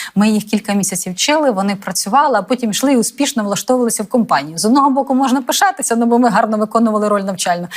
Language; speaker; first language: Ukrainian; native; Ukrainian